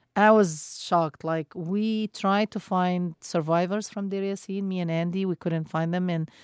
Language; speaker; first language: English; non-native, fluent; Arabic